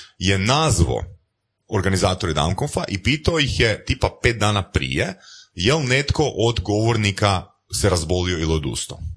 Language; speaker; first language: Croatian; native; Croatian